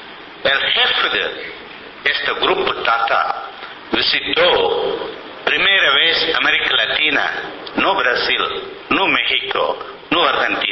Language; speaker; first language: Spanish; non-native, learner; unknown